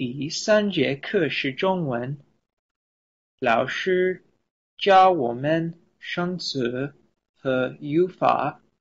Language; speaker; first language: Chinese; non-native, learner; English